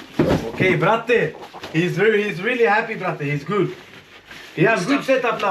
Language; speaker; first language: English; non-native, learner; Macedonian